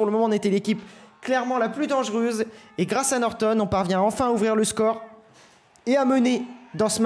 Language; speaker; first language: French; native; French